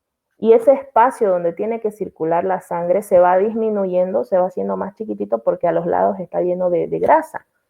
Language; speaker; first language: Spanish; native; Spanish